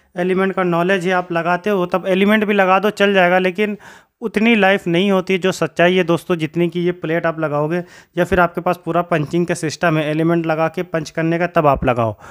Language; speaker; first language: Hindi; native; Hindi